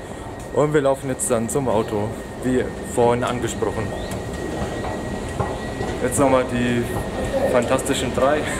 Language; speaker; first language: German; native; German